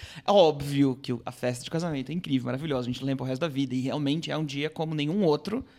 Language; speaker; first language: Portuguese; native; Portuguese